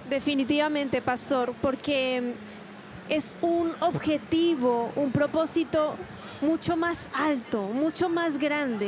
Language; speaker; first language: Spanish; native; Spanish